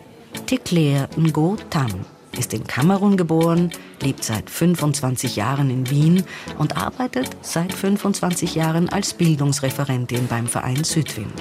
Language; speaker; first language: German; native; German